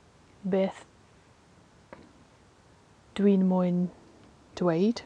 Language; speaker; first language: Welsh; non-native, learner; English